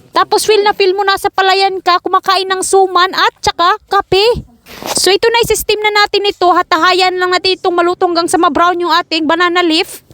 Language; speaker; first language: Filipino; non-native, local second language; Cebuano